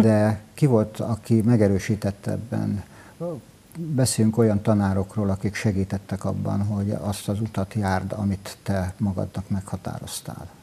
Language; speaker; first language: Hungarian; native; Hungarian